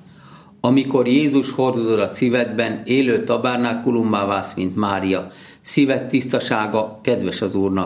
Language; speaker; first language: Hungarian; native; Hungarian